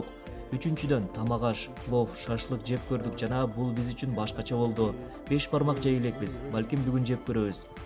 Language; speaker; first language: Kyrgyz; native; Kyrgyz